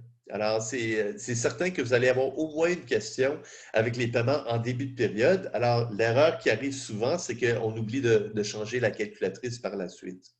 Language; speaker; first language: French; native; French